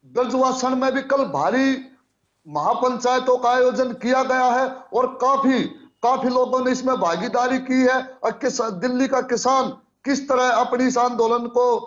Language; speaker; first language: Hindi; native; Hindi